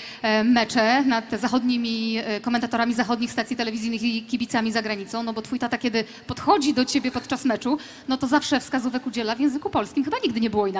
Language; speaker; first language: Polish; native; Polish